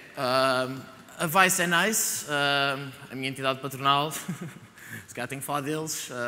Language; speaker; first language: Portuguese; native; Portuguese